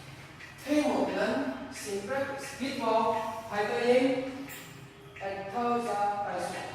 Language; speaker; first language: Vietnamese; non-native, learner; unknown